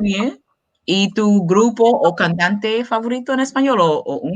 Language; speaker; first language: Spanish; non-native, learner; English